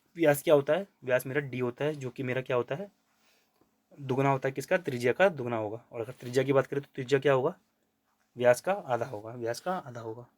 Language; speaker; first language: Hindi; native; Hindi